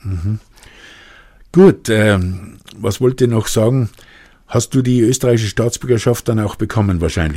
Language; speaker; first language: German; native; German